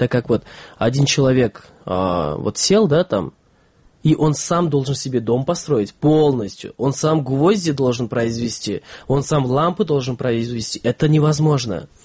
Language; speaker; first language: Russian; non-native, local second language; Kyrgyz